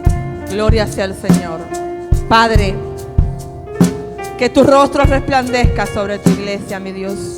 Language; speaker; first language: Spanish; native; Spanish